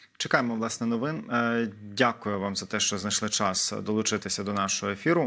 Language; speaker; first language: Ukrainian; native; Ukrainian